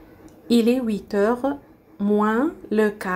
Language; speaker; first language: French; non-native, fluent; Arabic